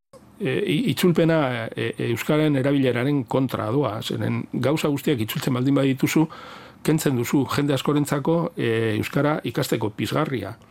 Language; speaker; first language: Basque; non-native, local second language; Spanish